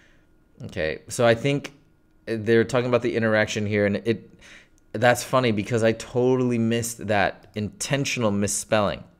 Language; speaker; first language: English; native; English